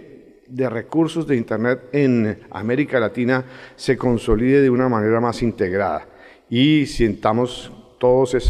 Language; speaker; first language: Spanish; native; Spanish